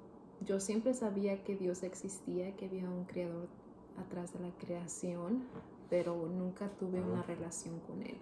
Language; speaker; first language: Spanish; early bilingual, heritage; Spanish